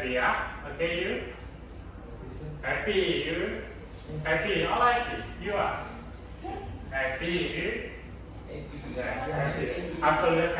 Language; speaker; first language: English; non-native, learner; Indonesian